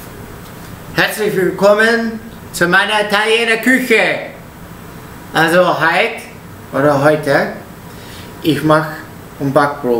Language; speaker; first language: German; non-native, learner; Italian